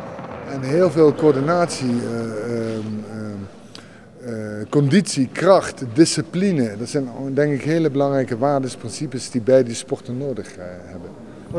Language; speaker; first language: Dutch; native; Dutch